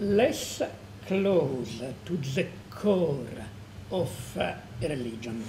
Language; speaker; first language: English; non-native, fluent; Italian